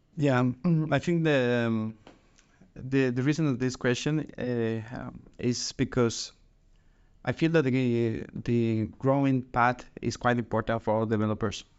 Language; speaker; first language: English; non-native, fluent; Spanish